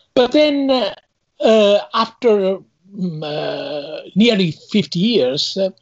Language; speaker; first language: English; non-native, fluent; Italian